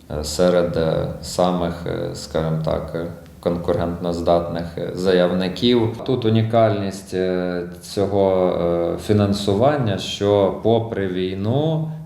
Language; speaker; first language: Ukrainian; native; Ukrainian